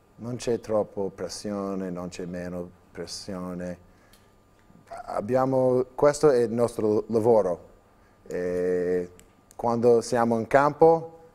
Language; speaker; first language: Italian; non-native, learner; English